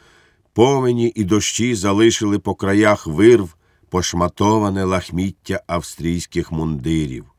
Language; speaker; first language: Ukrainian; native; Ukrainian